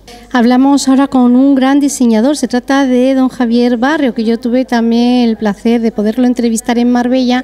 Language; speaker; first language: Spanish; native; Spanish